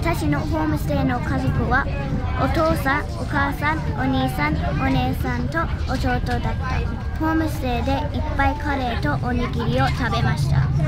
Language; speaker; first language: Japanese; non-native, learner; English